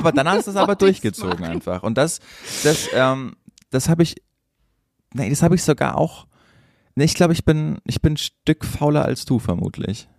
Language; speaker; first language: German; native; German